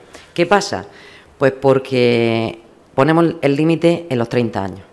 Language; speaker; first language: Spanish; native; Spanish